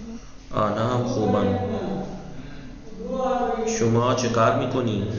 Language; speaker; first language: Persian; non-native, fluent; Urdu